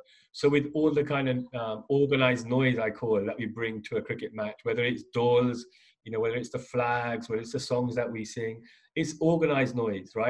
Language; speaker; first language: English; native; English